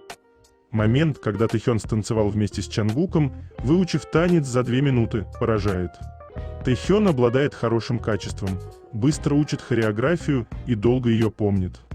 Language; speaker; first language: Russian; native; Russian